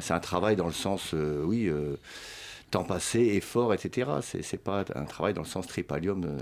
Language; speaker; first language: French; early bilingual, other home language; Swedish